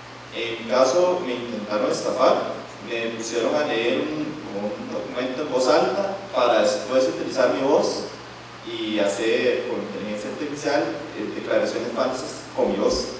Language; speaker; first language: Spanish; native; Spanish